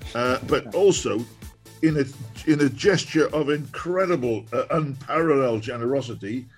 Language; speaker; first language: English; native; English